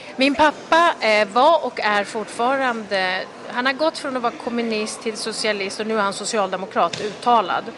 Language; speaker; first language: Swedish; early bilingual, other home language; Kurdish